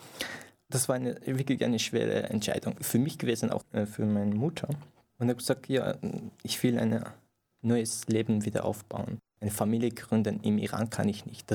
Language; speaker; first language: German; non-native, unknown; Persian